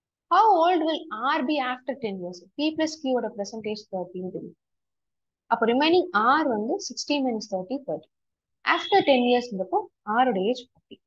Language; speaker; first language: English; non-native, local second language; Tamil